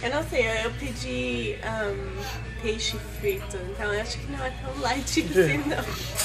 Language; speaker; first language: Portuguese; non-native, fluent; English